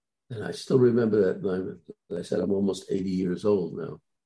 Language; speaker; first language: English; native; English